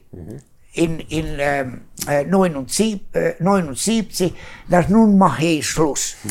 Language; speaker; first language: German; non-native, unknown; Swedish